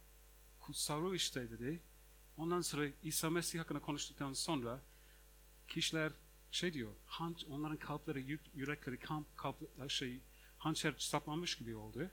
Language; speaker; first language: Turkish; non-native, fluent; English